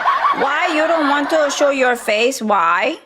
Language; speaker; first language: English; non-native, learner; Thai